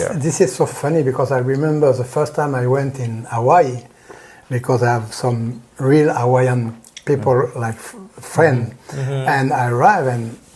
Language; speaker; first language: English; non-native, learner; French